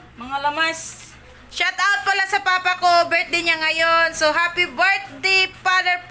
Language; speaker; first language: Filipino; non-native, local second language; Cebuano